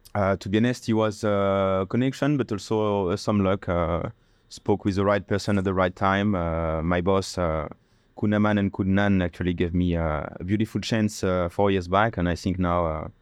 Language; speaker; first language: English; non-native, fluent; French